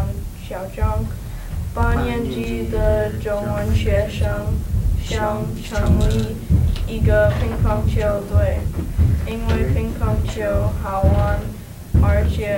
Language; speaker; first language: Chinese; non-native, learner; English